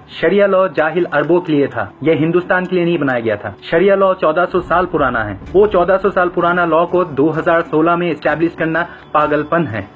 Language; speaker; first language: Hindi; non-native, fluent; Bangla